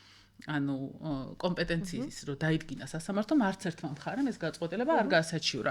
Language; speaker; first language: Georgian; native; Georgian